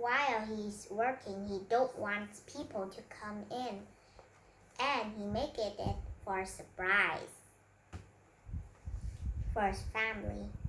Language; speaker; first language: English; non-native, learner; Vietnamese